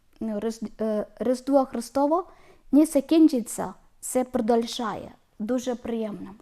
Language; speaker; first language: Ukrainian; non-native, learner; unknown